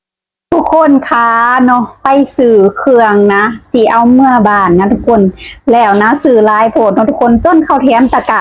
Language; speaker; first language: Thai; non-native, local second language; Lao